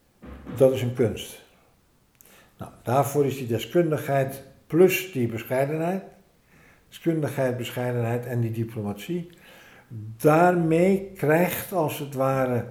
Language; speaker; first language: Dutch; native; Dutch